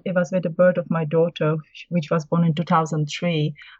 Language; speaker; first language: English; non-native, fluent; Czech